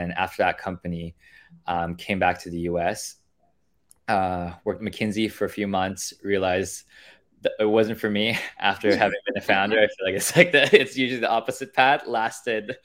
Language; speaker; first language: English; non-native, local second language; Filipino